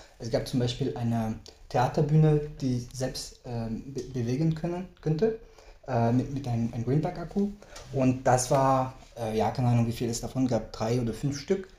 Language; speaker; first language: German; non-native, fluent; French